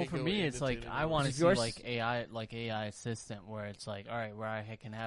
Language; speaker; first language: English; native; English